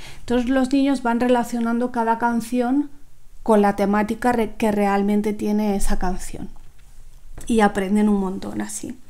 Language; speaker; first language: Spanish; native; Spanish